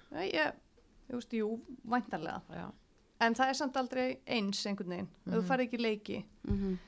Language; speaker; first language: Icelandic; native; Icelandic